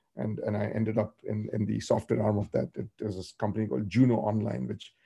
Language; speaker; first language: English; non-native, local second language; Tamil